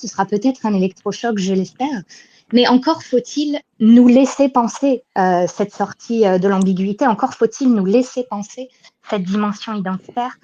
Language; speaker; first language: French; native; French